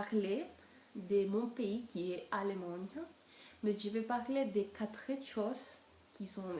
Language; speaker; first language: French; non-native, learner; Spanish